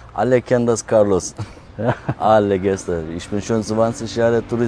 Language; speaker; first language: German; non-native, learner; Turkish